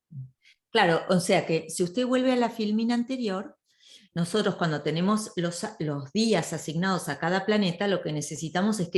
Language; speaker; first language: Spanish; native; Spanish